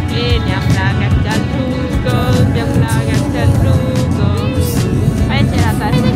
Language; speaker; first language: Italian; native; Italian